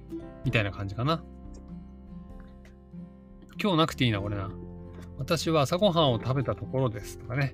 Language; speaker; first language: Japanese; native; Japanese